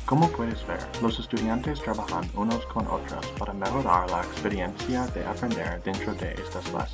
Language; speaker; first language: Spanish; non-native, learner; English